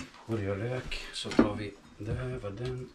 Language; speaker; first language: Swedish; non-native, fluent; Italian